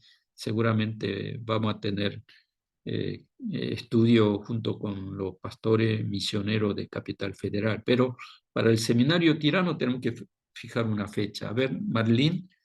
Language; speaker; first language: Spanish; non-native, fluent; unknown